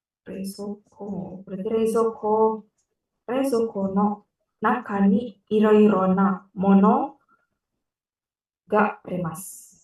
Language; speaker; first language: Japanese; non-native, learner; Indonesian